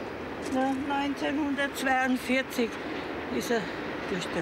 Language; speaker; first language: German; native; German